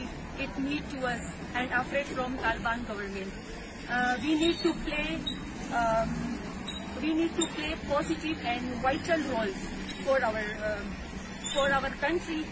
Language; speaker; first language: English; non-native, learner; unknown